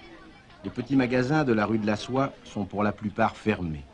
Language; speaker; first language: French; native; French